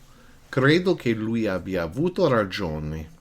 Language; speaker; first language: Italian; non-native, fluent; English